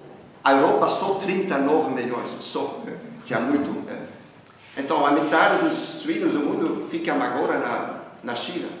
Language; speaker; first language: Portuguese; non-native, fluent; Dutch